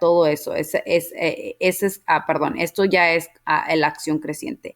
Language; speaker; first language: Spanish; early bilingual, heritage; Spanish